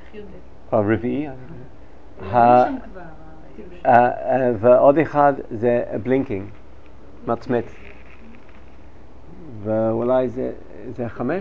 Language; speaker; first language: Hebrew; non-native, fluent; English